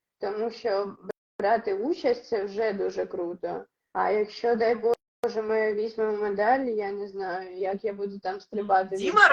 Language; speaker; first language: Ukrainian; non-native, local second language; Russian